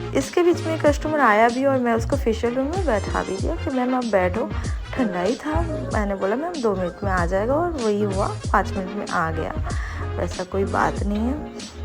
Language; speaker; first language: Hindi; non-native, local second language; Bangla